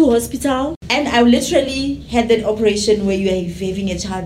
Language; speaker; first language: English; non-native, local second language; Tswana